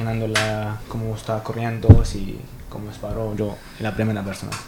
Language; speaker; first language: Spanish; non-native, learner; Arabic